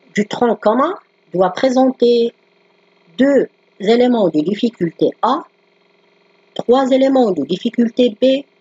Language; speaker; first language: French; non-native, local second language; Arabic